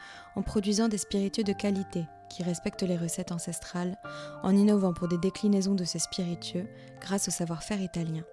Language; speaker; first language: French; native; French